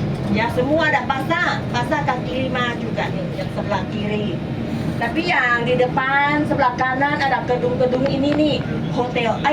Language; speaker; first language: Indonesian; non-native, learner; Thai